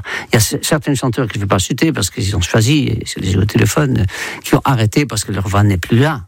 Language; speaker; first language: French; non-native, fluent; Dutch